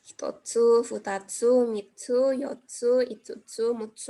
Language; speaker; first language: Japanese; non-native, fluent; Indonesian